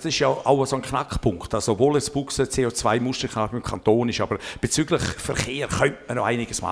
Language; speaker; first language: German; native; German